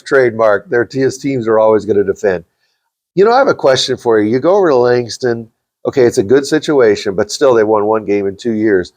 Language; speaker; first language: English; native; English